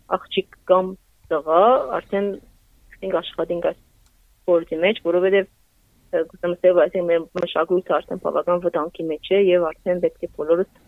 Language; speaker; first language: Armenian; early bilingual, heritage; Armenian